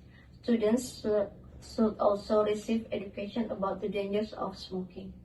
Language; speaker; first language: English; non-native, learner; Indonesian